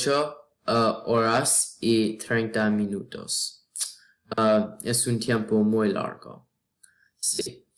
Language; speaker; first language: Spanish; non-native, learner; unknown